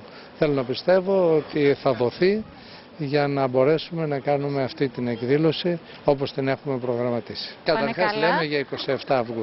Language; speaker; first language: Greek; native; Greek